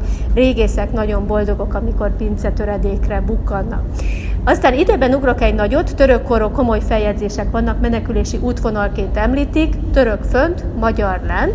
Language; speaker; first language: Hungarian; native; Hungarian